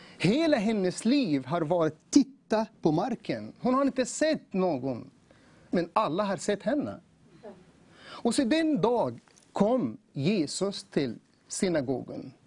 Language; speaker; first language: Swedish; non-native, learner; Arabic